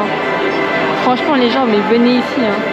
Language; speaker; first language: French; native; French